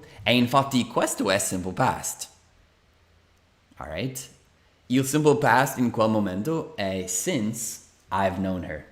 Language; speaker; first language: Italian; non-native, fluent; English